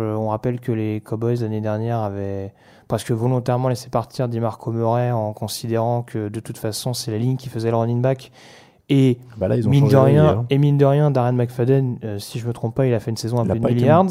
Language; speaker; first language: French; native; French